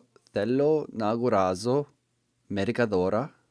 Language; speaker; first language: Greek; non-native, learner; English